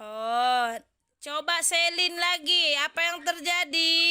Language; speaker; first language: Indonesian; native; Indonesian